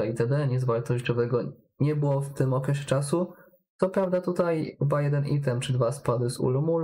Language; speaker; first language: Polish; native; Polish